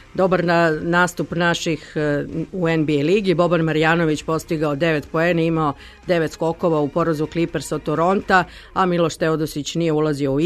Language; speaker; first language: Serbian; native; Serbian